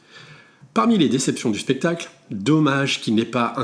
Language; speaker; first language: French; native; French